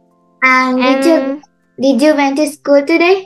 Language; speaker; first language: English; non-native, learner; Sinhala